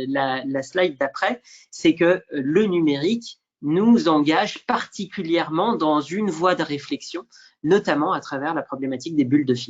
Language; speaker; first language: French; native; French